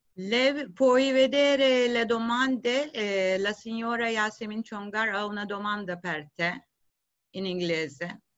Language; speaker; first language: Italian; non-native, learner; Turkish